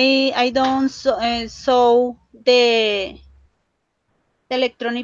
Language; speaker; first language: English; non-native, learner; Spanish